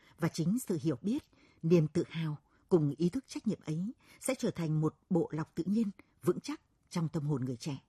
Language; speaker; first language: Vietnamese; native; Vietnamese